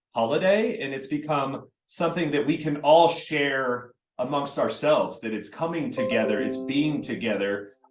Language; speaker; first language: English; native; English